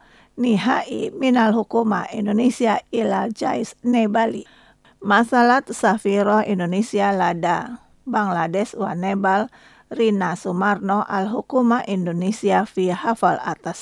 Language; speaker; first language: Arabic; non-native, learner; Indonesian